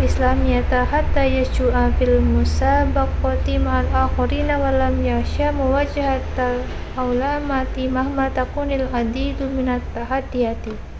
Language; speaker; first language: Arabic; non-native, learner; Indonesian